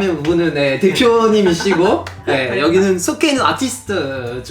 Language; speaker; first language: Korean; non-native, fluent; French